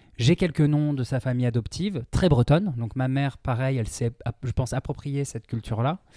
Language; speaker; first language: French; native; French